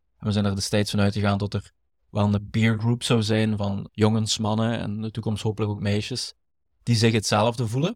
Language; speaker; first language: Dutch; native; Dutch